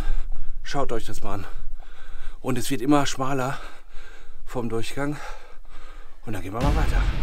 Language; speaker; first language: German; native; German